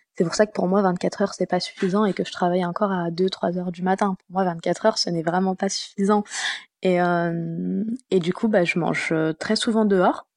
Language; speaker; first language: French; native; French